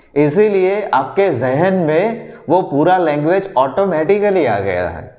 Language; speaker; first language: Hindi; non-native, local second language; Gujarati